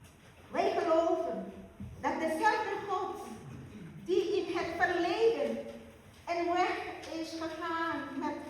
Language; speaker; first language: Dutch; early bilingual, other home language; Malay